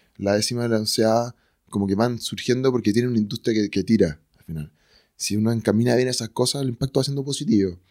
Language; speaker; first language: Spanish; native; Spanish